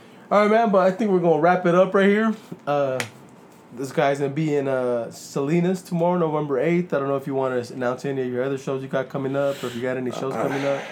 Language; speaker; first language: English; early bilingual, other home language; Spanish